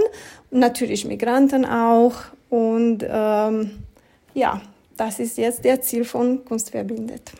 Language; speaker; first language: German; non-native, fluent; Romanian